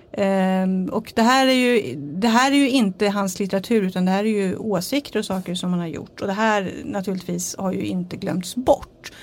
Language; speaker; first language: Swedish; native; Swedish